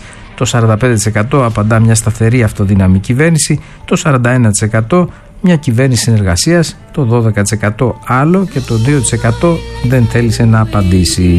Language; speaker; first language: Greek; native; Greek